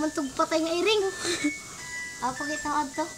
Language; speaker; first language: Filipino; non-native, local second language; Cebuano